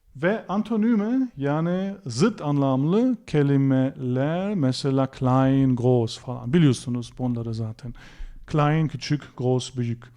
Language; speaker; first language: Turkish; non-native, fluent; German